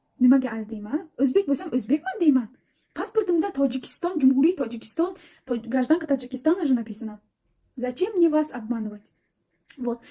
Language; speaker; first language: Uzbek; non-native, fluent; Tajik